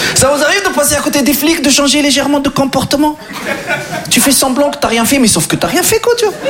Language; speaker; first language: French; non-native, local second language; Arabic